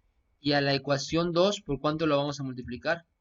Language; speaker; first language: Spanish; native; Spanish